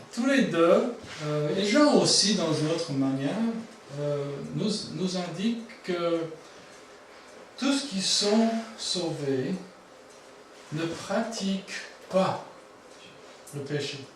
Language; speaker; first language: French; non-native, fluent; English